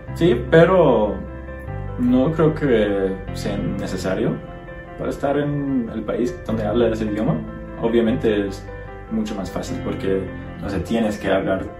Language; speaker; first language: Spanish; non-native, fluent; English